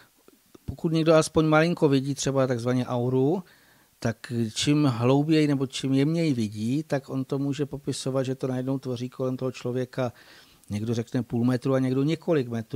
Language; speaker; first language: Czech; native; Czech